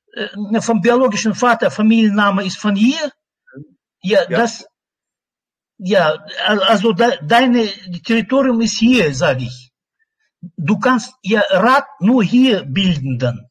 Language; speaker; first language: German; non-native, learner; Russian